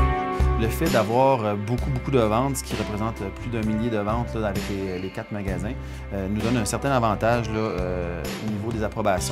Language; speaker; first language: French; native; French